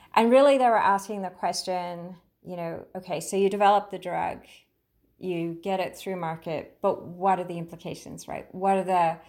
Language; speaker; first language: English; native; English